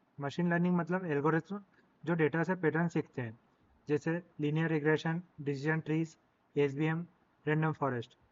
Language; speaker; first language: Hindi; native; Hindi